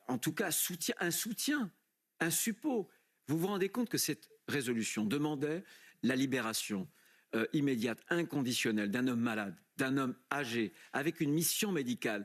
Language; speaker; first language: French; native; French